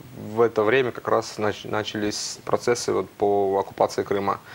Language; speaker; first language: Russian; native; Russian